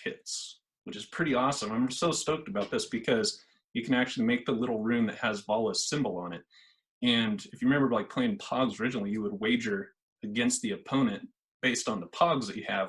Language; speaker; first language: English; native; English